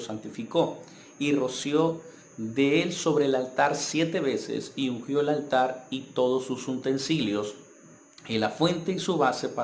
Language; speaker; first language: Spanish; native; Spanish